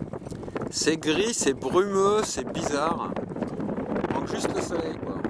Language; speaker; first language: French; native; French